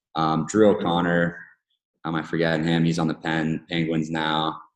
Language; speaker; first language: English; native; English